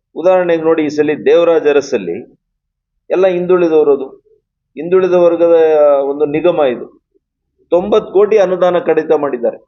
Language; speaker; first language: Kannada; native; Kannada